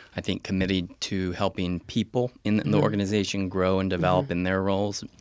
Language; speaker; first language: English; native; English